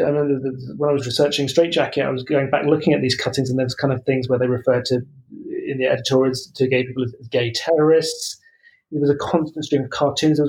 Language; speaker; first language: English; native; English